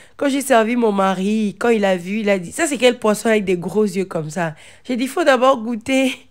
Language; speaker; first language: French; non-native, local second language; Lingala